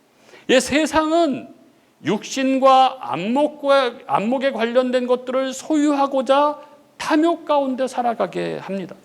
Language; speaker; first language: Korean; native; Korean